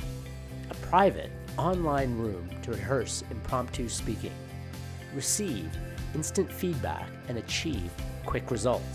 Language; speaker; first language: English; native; English